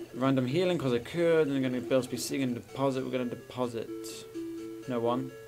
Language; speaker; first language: English; native; English